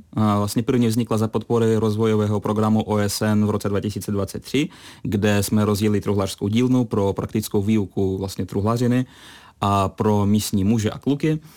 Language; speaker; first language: Czech; non-native, fluent; Russian